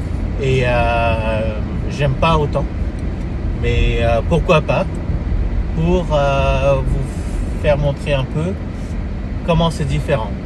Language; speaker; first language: French; early bilingual, heritage; French